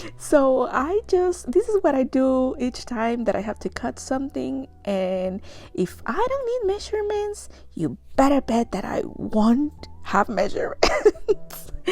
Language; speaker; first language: English; non-native, fluent; Spanish